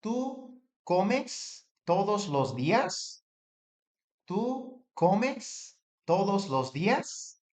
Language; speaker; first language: Spanish; non-native, fluent; English